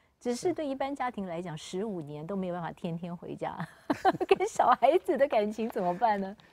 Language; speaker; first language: Chinese; native; Chinese